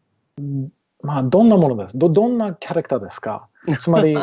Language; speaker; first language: Japanese; non-native, learner; English